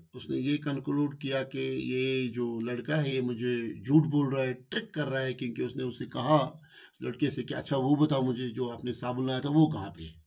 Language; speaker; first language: Urdu; non-native, local second language; Kashmiri